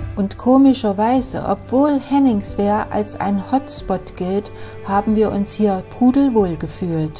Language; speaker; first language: German; native; German